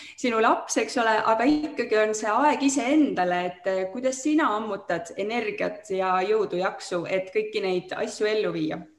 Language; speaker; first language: Estonian; native; Estonian